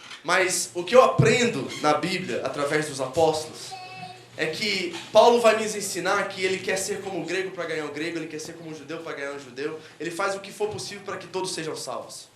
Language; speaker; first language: Portuguese; native; Portuguese